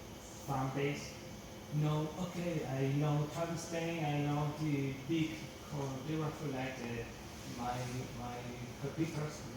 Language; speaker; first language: English; non-native, learner; Spanish